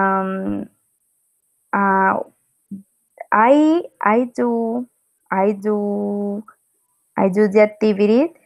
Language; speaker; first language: English; non-native, learner; Spanish